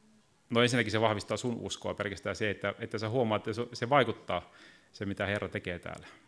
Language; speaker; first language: Finnish; native; Finnish